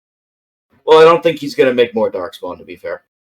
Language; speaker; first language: English; native; English